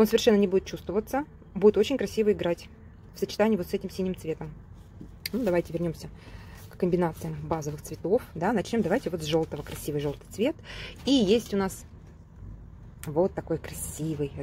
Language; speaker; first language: Russian; native; Russian